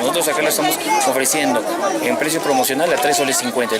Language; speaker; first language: Spanish; native; Spanish